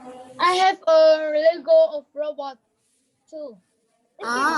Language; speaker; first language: English; non-native, learner; Vietnamese